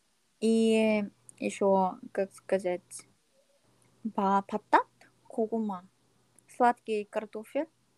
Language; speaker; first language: Russian; non-native, learner; Korean